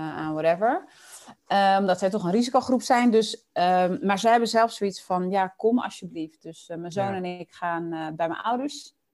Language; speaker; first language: Dutch; early bilingual, other home language; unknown